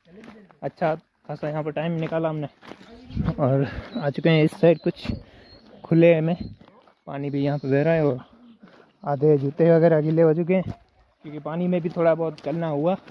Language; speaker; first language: Hindi; non-native, local second language; Gujarati